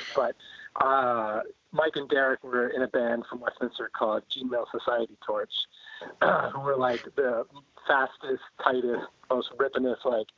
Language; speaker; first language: English; native; English